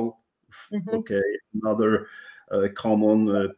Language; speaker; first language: English; non-native, fluent; Polish